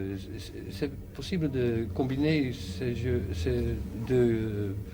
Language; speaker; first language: French; non-native, learner; Dutch